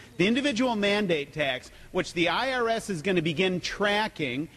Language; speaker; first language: English; native; English